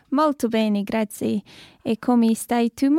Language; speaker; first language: Italian; non-native, learner; English